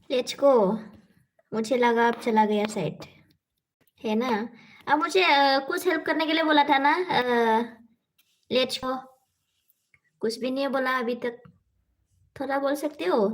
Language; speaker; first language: Hindi; non-native, local second language; Bodo